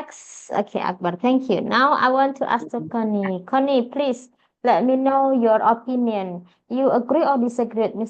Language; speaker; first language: English; non-native, fluent; Indonesian